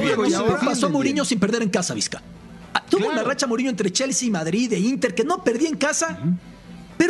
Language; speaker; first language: Spanish; native; Spanish